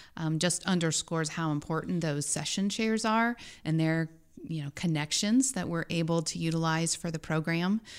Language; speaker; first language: English; native; English